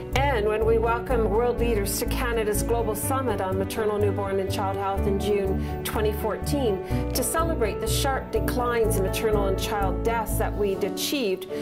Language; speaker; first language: English; native; English